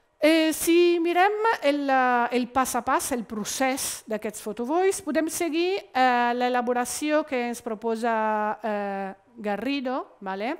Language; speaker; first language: Catalan; non-native, fluent; Italian